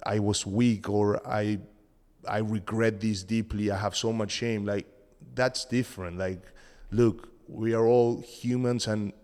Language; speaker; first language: English; non-native, fluent; Spanish